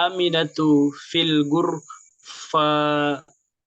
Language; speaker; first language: Arabic; non-native, learner; Indonesian